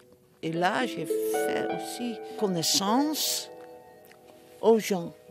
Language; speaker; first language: French; non-native, learner; Dutch